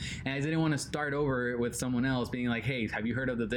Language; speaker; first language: English; non-native, fluent; Spanish